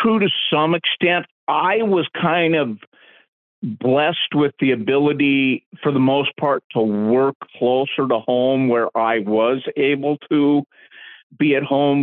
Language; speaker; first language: English; native; English